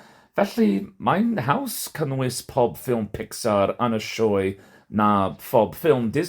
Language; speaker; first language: Welsh; non-native, fluent; English